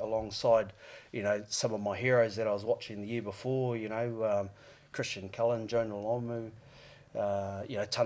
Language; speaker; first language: English; native; English